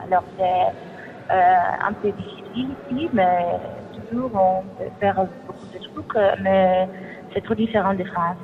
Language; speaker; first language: French; non-native, fluent; Greek